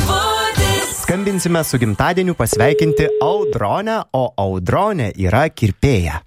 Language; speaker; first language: Lithuanian; native; Lithuanian